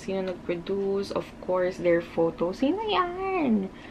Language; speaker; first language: English; non-native, local second language; Filipino